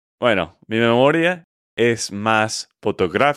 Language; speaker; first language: Spanish; non-native, fluent; English